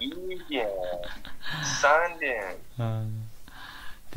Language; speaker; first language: Chinese; non-native, learner; English